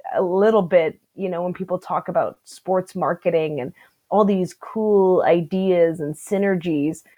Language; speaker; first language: English; native; English